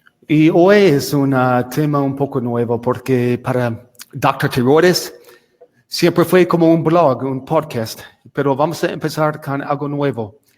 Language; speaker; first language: Spanish; non-native, learner; English